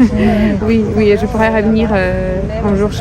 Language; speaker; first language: French; non-native, learner; Ukrainian